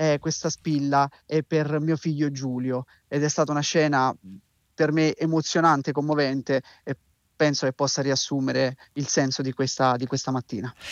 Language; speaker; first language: Italian; native; Italian